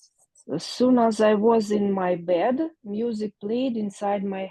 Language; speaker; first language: English; non-native, learner; Ukrainian